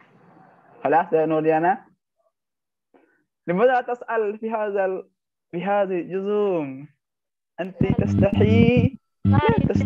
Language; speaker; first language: Arabic; non-native, learner; Indonesian